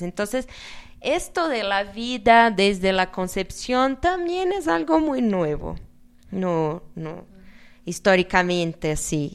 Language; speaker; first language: Spanish; non-native, fluent; Portuguese